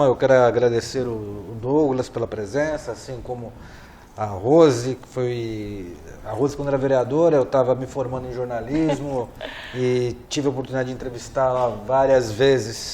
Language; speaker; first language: Portuguese; native; Portuguese